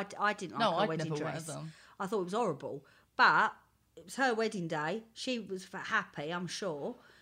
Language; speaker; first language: English; native; English